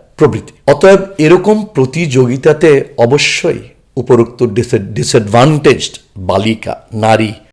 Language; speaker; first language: Bangla; non-native, local second language; Chakma